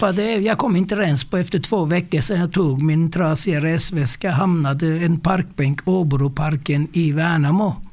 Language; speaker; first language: Swedish; non-native, fluent; Turkish